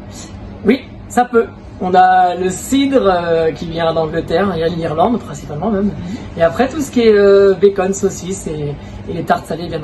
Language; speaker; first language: French; native; French